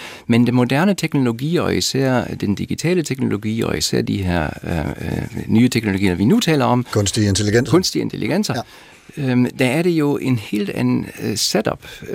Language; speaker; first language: Danish; native; Danish